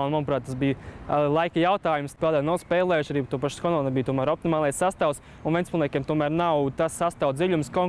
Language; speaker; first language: Latvian; native; Latvian